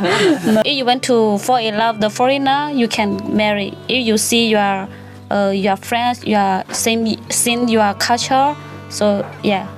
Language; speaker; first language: English; non-native, learner; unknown